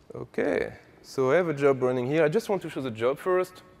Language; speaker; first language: English; non-native, fluent; French